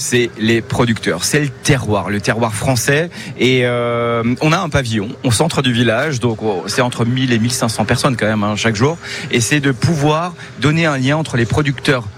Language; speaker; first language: French; native; French